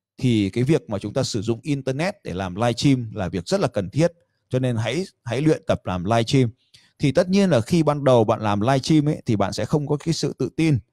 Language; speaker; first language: Vietnamese; native; Vietnamese